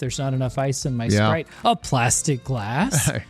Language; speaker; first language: English; native; English